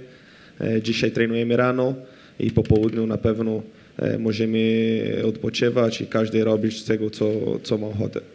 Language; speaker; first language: Polish; non-native, fluent; Portuguese